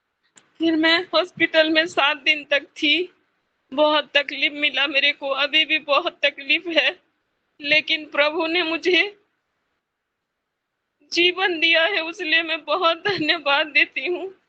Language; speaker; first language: Hindi; non-native, local second language; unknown